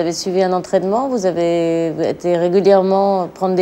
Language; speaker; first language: French; native; French